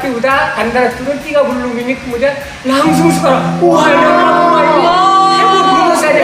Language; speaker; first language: Indonesian; non-native, learner; Korean